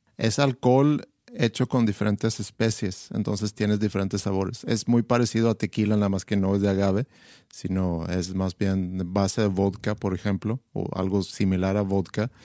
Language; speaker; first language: Spanish; non-native, fluent; Swedish